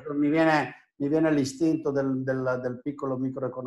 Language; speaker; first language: Italian; native; Italian